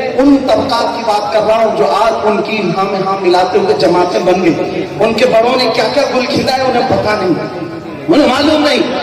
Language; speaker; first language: Urdu; native; Urdu